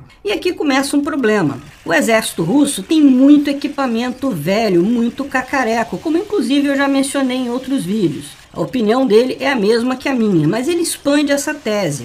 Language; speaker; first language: Portuguese; native; Portuguese